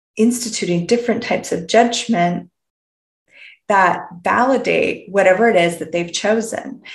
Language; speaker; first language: English; native; English